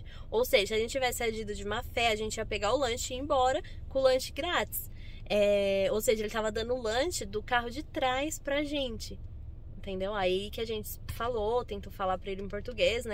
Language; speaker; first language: Portuguese; native; Portuguese